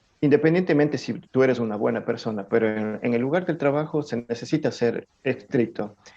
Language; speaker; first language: Spanish; native; Spanish